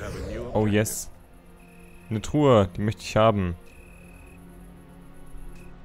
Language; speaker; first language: German; native; German